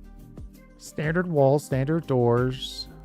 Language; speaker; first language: English; native; English